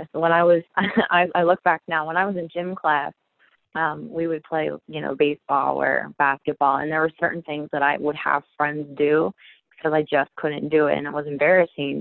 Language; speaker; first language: English; native; English